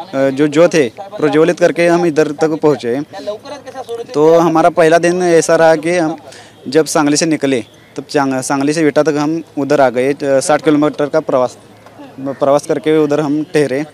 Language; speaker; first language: Hindi; non-native, local second language; Marathi